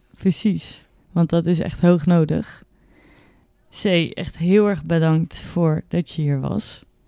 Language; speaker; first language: Dutch; native; Dutch